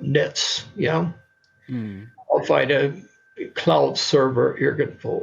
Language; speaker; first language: German; non-native, fluent; English